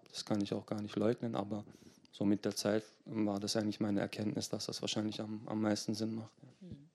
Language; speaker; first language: German; early bilingual, other home language; Turkish